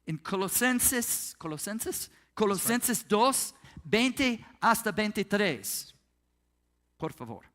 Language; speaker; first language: Spanish; non-native, learner; English